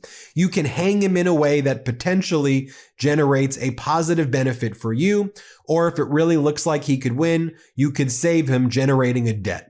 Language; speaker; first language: English; native; English